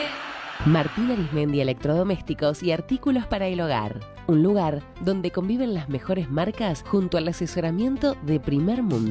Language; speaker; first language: Spanish; native; Spanish